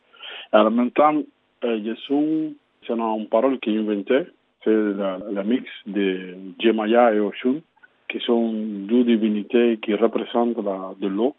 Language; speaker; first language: French; non-native, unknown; Spanish